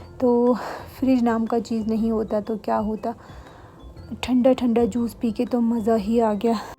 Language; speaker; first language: Hindi; non-native, local second language; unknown